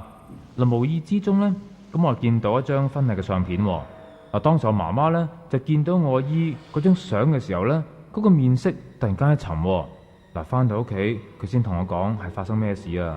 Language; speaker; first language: Cantonese; native; Cantonese